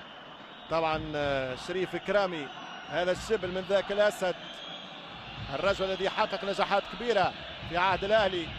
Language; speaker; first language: Arabic; native; Arabic